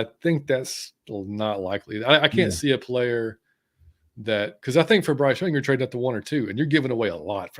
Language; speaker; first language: English; native; English